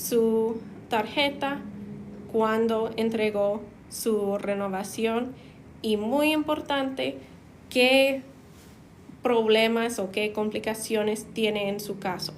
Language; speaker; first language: Spanish; non-native, fluent; English